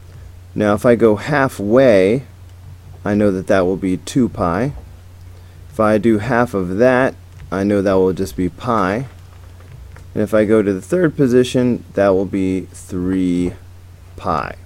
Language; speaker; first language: English; native; English